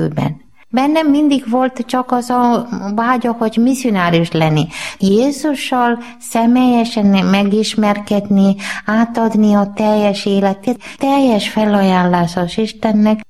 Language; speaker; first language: Hungarian; non-native, learner; Malayalam